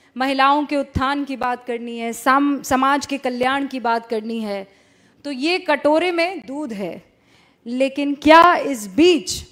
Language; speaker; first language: Hindi; native; Hindi